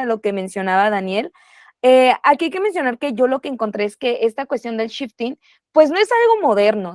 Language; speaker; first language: Spanish; native; Spanish